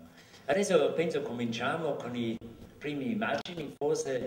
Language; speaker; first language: Italian; non-native, local second language; German